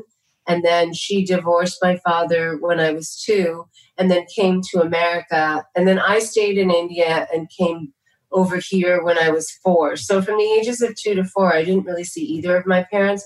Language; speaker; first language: English; early bilingual, other home language; Tamil